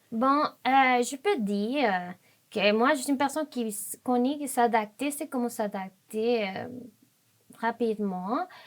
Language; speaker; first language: French; non-native, fluent; Spanish